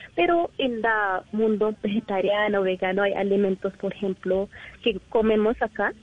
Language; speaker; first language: Spanish; non-native, learner; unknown